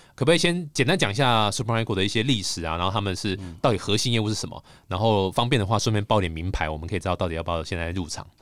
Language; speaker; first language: Chinese; native; Chinese